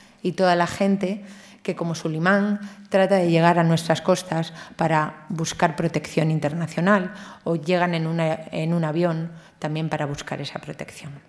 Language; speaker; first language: Spanish; native; Spanish